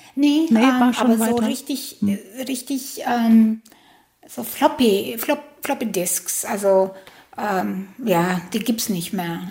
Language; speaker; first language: German; non-native, fluent; Albanian